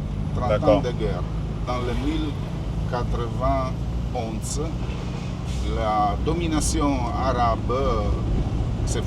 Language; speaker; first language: French; non-native, learner; Italian